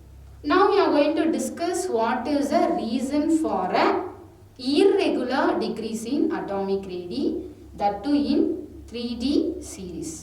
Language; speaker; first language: English; non-native, local second language; Tamil